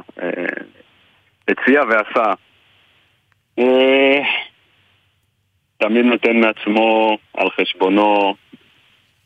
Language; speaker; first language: Hebrew; native; Hebrew